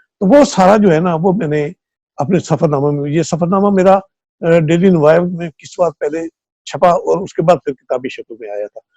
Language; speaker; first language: Urdu; non-native, local second language; Punjabi